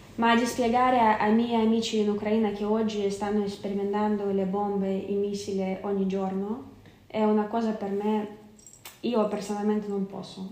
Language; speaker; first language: Italian; non-native, fluent; Ukrainian